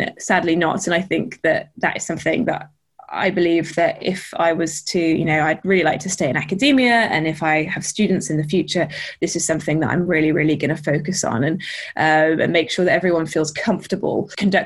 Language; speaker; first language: English; native; English